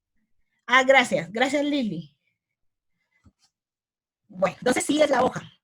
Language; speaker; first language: Spanish; native; Spanish